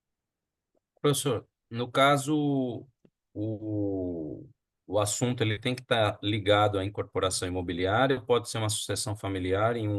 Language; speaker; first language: Portuguese; native; Portuguese